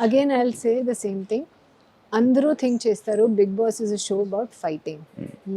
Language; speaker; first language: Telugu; non-native, local second language; Hindi